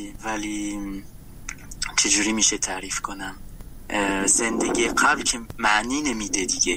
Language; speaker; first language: Persian; non-native, fluent; French